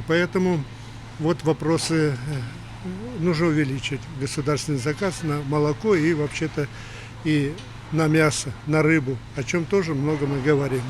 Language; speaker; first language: Russian; native; Russian